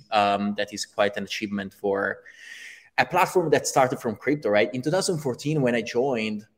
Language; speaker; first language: English; non-native, fluent; Italian